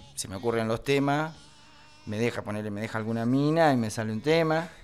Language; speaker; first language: Spanish; native; Spanish